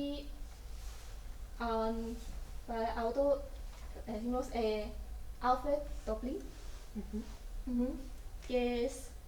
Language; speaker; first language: Spanish; non-native, learner; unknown